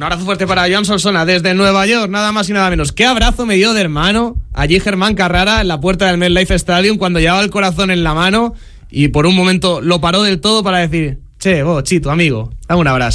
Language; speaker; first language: Spanish; native; Spanish